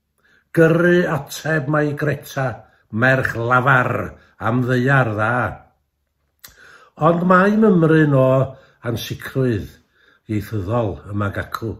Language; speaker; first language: Welsh; native; Welsh